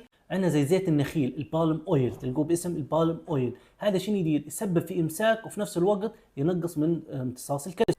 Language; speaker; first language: Arabic; native; Arabic